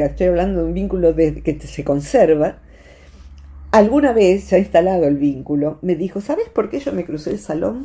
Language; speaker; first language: Spanish; native; Spanish